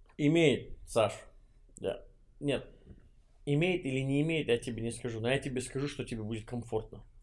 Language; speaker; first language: Russian; non-native, local second language; Chechen